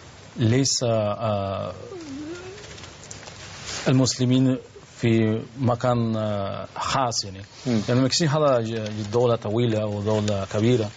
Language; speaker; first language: Arabic; non-native, learner; Spanish